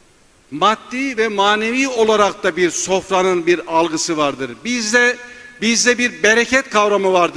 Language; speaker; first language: Turkish; native; Turkish